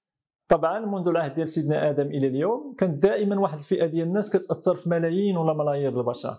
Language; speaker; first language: Arabic; native; Arabic